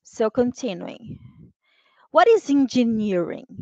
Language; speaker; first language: English; non-native, fluent; Portuguese